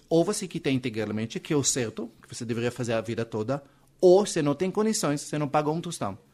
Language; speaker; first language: Portuguese; non-native, fluent; Hebrew